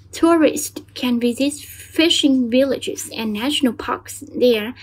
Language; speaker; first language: English; non-native, fluent; Vietnamese